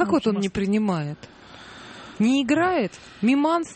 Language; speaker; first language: Russian; native; Russian